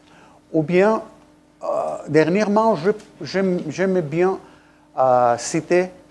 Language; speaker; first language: French; non-native, fluent; Spanish